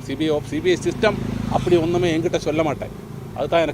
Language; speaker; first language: Tamil; non-native, learner; Malayalam